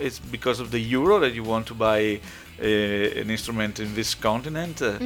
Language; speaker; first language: English; non-native, fluent; Italian